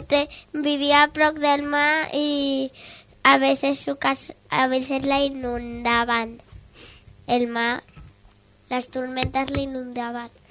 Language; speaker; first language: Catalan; non-native, local second language; Spanish